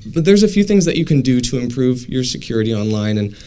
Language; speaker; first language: English; native; English